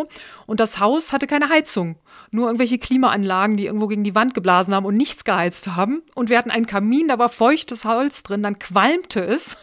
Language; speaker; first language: German; native; German